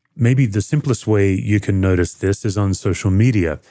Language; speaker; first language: English; native; English